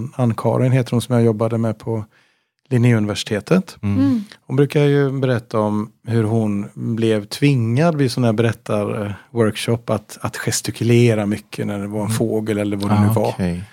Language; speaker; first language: Swedish; native; Swedish